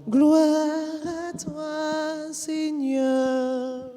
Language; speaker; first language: French; non-native, local second language; Haitian Creole